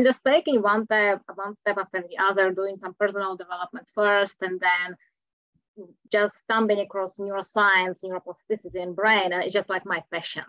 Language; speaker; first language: English; non-native, fluent; Czech